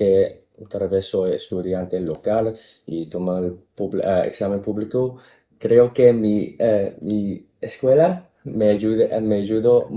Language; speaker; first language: Spanish; non-native, fluent; Cantonese